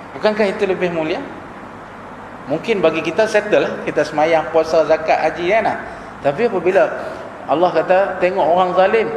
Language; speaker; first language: Malay; native; Malay